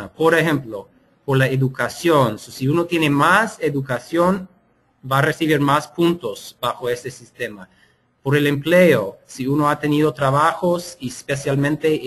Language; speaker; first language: Spanish; non-native, fluent; English